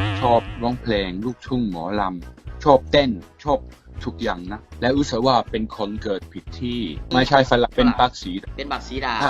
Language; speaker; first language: Thai; non-native, fluent; English